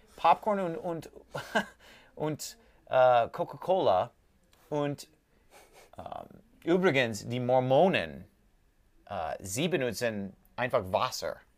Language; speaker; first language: German; non-native, learner; English